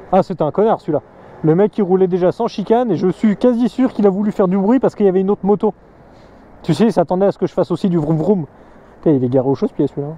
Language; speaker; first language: French; native; French